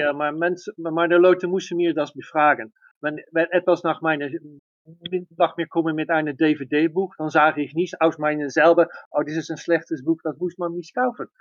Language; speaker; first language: German; non-native, learner; Dutch